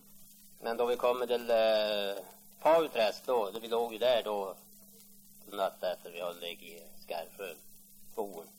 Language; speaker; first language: Swedish; native; Swedish